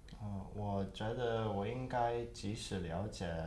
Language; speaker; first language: Chinese; early bilingual, heritage; Chinese